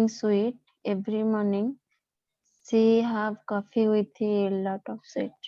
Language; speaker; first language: English; non-native, learner; Hindi